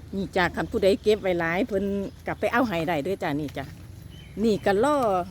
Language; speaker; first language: Thai; native; Thai